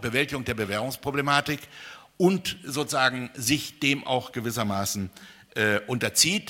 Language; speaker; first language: German; native; German